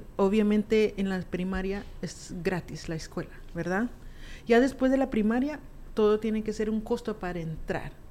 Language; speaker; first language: Spanish; early bilingual, heritage; Spanish